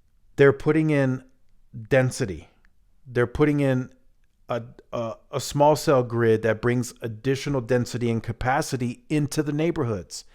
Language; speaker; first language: English; native; English